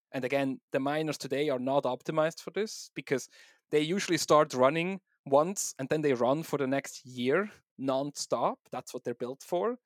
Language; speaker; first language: English; non-native, fluent; German